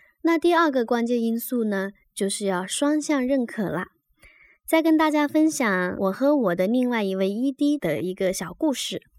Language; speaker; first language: Chinese; native; Chinese